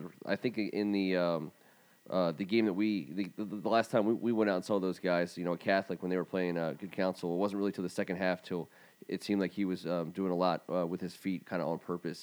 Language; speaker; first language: English; native; English